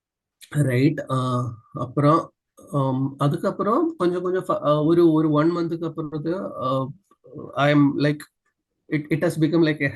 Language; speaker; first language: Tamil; non-native, learner; Malayalam